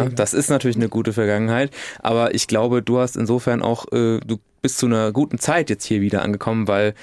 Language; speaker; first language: German; native; German